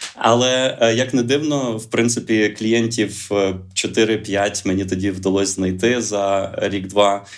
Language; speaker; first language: Ukrainian; native; Ukrainian